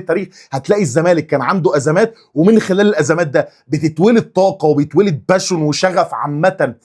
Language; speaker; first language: Arabic; native; Arabic